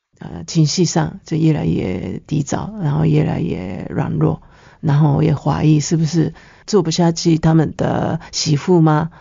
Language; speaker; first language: Chinese; non-native, fluent; Japanese